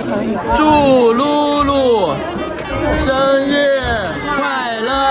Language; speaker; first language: Chinese; native; Chinese